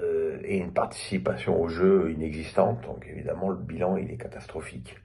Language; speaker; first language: French; native; French